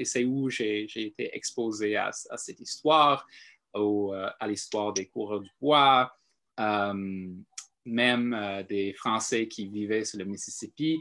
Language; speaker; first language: French; non-native, fluent; English